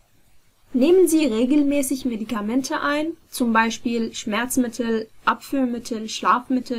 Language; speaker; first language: German; non-native, fluent; Arabic